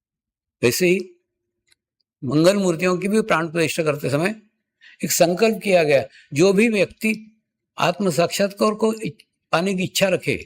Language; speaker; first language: Hindi; native; Hindi